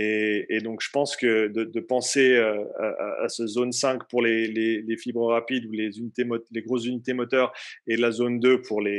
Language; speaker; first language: French; native; French